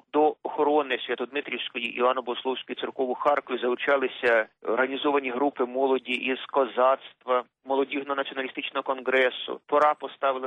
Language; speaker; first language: Ukrainian; native; Ukrainian